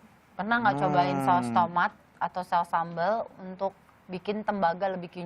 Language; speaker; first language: Indonesian; native; Indonesian